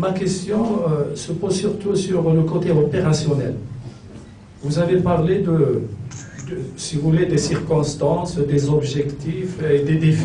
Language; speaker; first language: French; non-native, local second language; Arabic